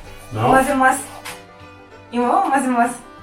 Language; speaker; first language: Japanese; non-native, fluent; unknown